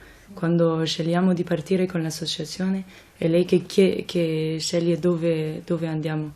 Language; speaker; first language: Italian; non-native, fluent; French